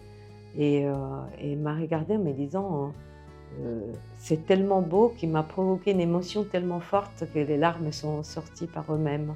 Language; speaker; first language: French; non-native, fluent; Italian